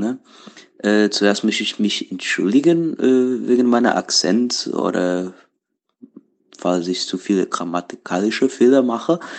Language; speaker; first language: German; non-native, learner; Portuguese